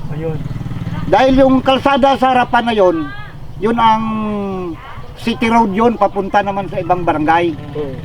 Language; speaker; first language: Filipino; non-native, local second language; Hiligaynon